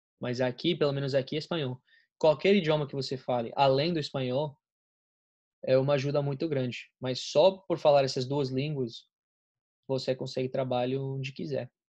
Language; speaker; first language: Portuguese; non-native, fluent; Spanish